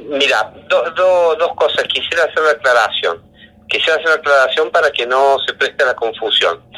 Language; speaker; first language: Spanish; native; Spanish